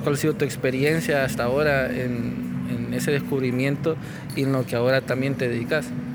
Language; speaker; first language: Spanish; native; Spanish